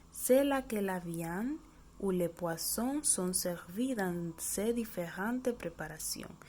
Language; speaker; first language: French; non-native, learner; Spanish